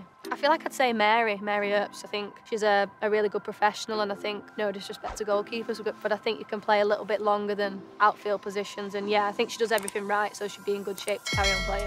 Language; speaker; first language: English; native; English